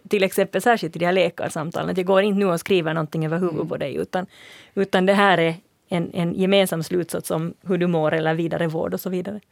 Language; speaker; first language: Swedish; native; Swedish